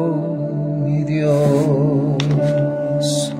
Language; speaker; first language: Spanish; native; Spanish